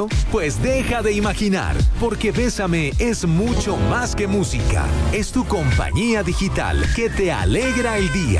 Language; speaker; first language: Spanish; native; Spanish